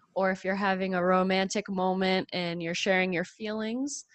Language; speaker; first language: English; native; English